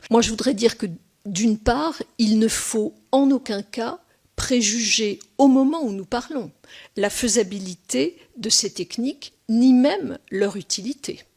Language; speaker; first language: French; native; French